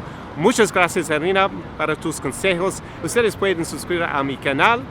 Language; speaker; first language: Spanish; non-native, fluent; English